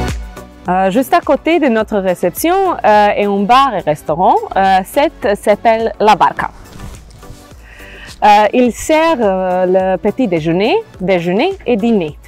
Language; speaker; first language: French; non-native, learner; Croatian